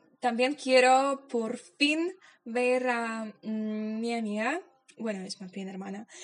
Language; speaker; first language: Spanish; non-native, fluent; Polish